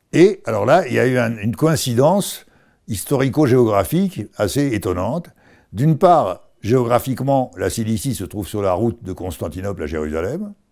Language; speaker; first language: French; native; French